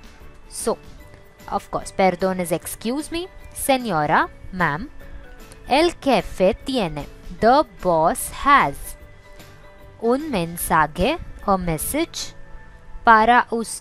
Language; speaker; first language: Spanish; non-native, fluent; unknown